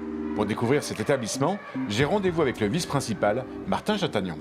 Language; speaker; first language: French; native; French